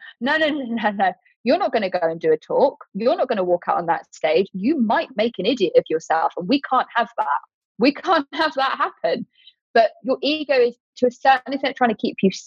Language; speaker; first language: English; native; English